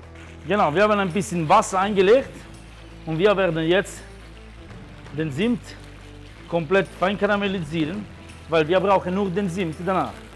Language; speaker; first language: German; non-native, fluent; Italian